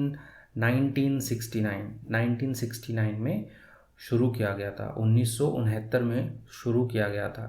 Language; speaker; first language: Hindi; native; Hindi